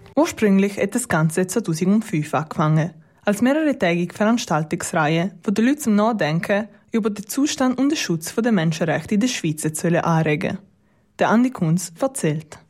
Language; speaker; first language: German; native; German